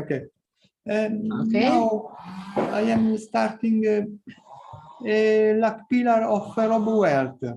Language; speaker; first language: English; non-native, learner; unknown